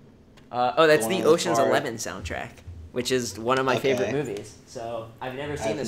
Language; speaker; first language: English; native; English